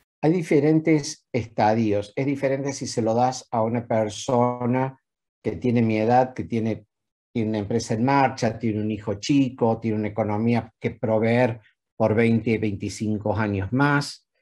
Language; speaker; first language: Spanish; native; Spanish